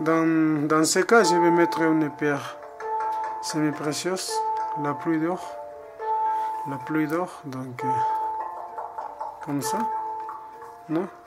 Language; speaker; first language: French; non-native, learner; Spanish